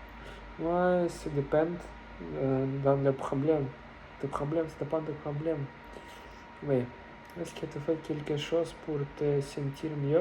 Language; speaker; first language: French; non-native, learner; Russian